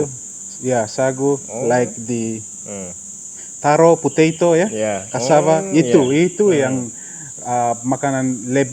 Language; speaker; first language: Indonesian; non-native, fluent; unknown